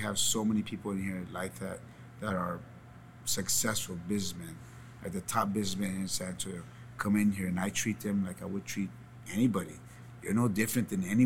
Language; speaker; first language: English; native; English